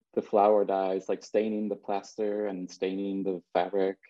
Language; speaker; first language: English; early bilingual, other home language; Spanish